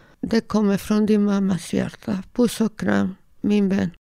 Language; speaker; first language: Swedish; non-native, fluent; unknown